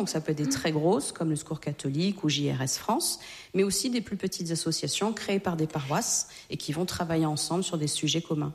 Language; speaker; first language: French; native; French